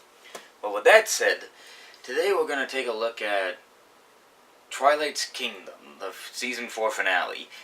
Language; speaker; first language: English; native; English